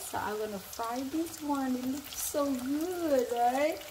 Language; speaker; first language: English; non-native, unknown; Vietnamese